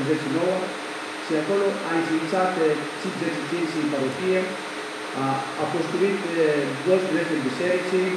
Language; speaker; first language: Romanian; non-native, learner; Greek